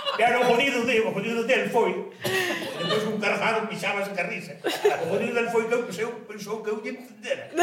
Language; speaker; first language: Galician; native; Galician